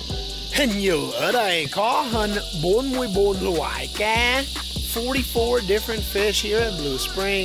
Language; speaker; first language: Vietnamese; non-native, learner; English